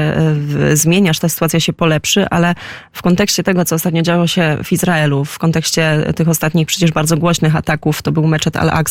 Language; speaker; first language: Polish; native; Polish